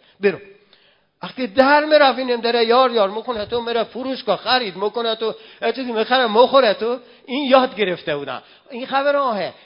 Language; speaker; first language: Persian; native; Persian